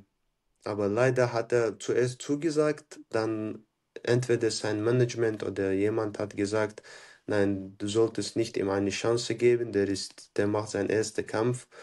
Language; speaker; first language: German; non-native, fluent; Chechen